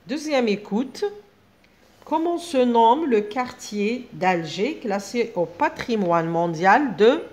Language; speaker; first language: French; non-native, local second language; Arabic